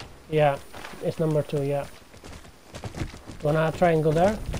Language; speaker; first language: English; non-native, fluent; Italian